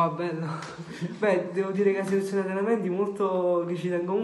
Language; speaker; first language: Italian; native; Italian